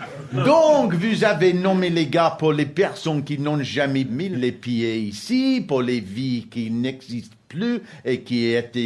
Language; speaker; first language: French; non-native, learner; English